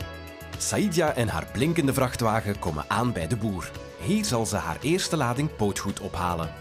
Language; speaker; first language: Dutch; native; Dutch